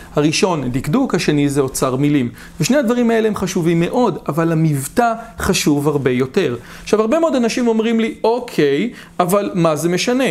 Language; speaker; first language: Hebrew; native; Hebrew